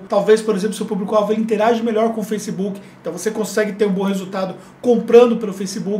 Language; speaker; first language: Portuguese; native; Portuguese